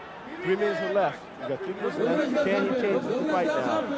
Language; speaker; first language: English; native; English